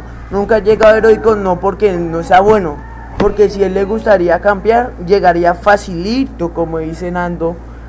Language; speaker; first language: Spanish; native; Spanish